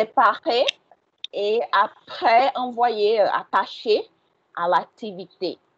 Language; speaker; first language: French; non-native, fluent; Portuguese